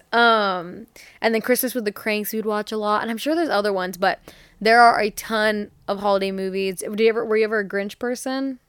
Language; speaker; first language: English; early bilingual, other home language; Hindi